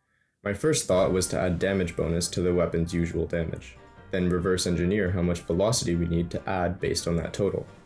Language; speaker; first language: English; native; English